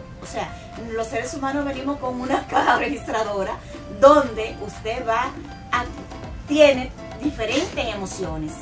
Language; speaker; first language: Spanish; native; Spanish